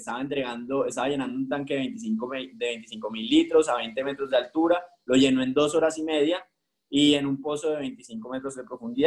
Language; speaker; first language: Spanish; native; Spanish